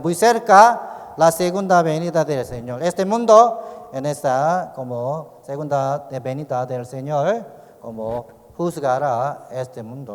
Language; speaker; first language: Spanish; non-native, learner; Korean